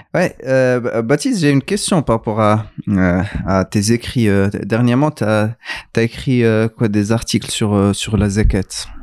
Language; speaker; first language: French; non-native, local second language; Arabic